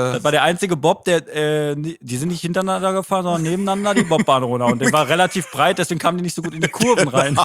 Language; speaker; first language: German; native; German